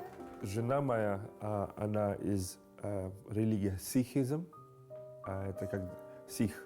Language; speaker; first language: Russian; non-native, learner; Hindi